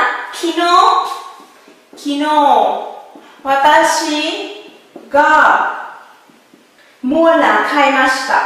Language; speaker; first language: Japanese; non-native, learner; Vietnamese